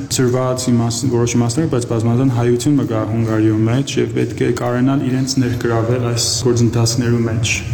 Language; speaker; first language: Armenian; early bilingual, heritage; Armenian